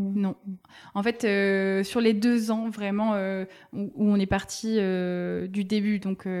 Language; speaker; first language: French; native; French